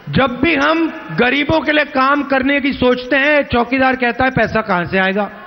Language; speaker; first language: Hindi; native; Hindi